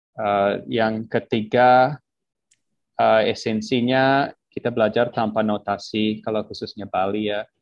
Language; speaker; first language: Indonesian; non-native, fluent; English